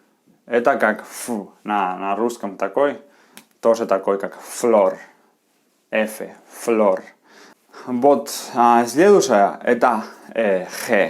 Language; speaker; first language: Russian; non-native, fluent; Spanish